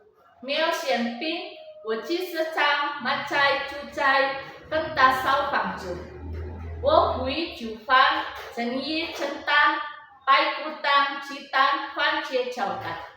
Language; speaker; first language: Chinese; non-native, learner; Indonesian